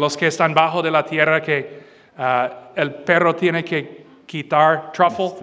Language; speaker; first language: Spanish; non-native, fluent; English